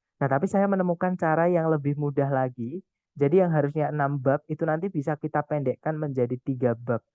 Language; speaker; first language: Indonesian; non-native, local second language; Javanese